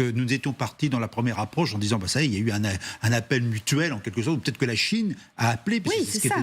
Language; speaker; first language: French; native; French